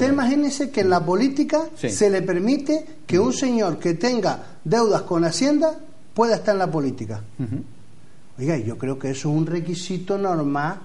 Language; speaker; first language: Spanish; native; Spanish